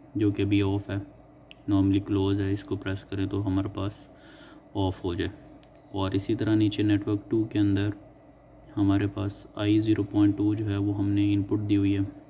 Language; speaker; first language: Urdu; native; Urdu